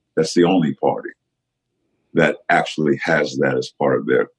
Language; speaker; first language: English; native; English